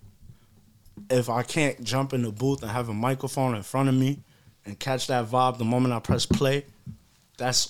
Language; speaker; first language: English; native; English